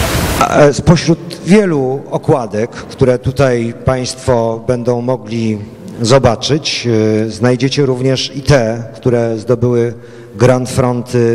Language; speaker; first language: Polish; native; Polish